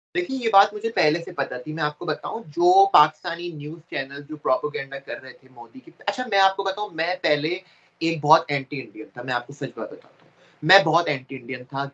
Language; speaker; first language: Urdu; native; Urdu